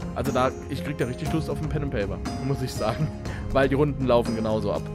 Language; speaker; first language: German; native; German